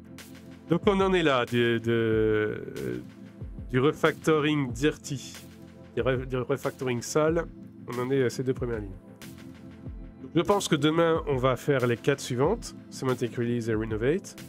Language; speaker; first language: French; native; French